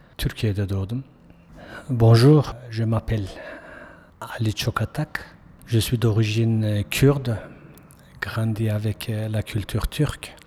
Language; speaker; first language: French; non-native, fluent; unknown